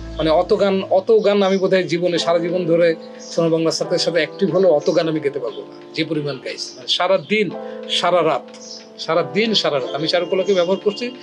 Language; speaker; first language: Bangla; native; Bangla